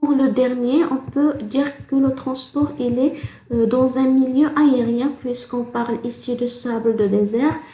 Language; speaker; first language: French; non-native, local second language; Arabic